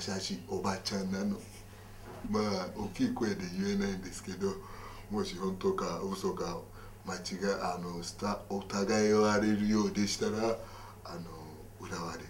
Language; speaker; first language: Japanese; non-native, fluent; Yoruba